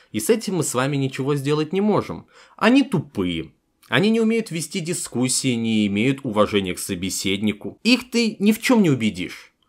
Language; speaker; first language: Russian; native; Russian